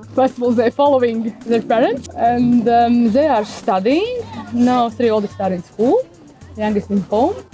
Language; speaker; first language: English; non-native, fluent; Latvian